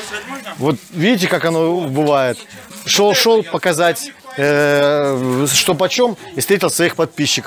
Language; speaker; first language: Russian; native; Russian